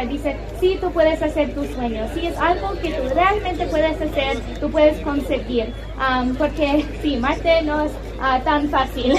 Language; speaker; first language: Spanish; non-native, learner; English